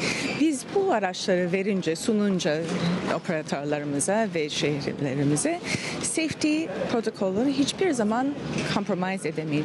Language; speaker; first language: Turkish; early bilingual, heritage; Turkish